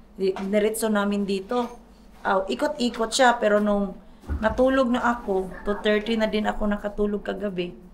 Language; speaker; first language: Filipino; non-native, local second language; Cebuano